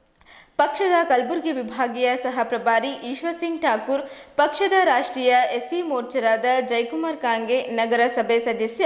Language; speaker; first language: Kannada; native; Kannada